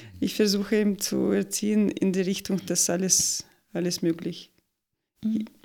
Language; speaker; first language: German; non-native, fluent; Russian